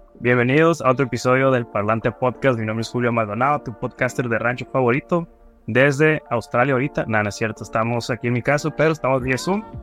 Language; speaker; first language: Spanish; native; Spanish